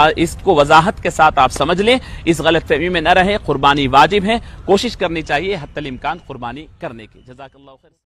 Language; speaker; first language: Urdu; native; Urdu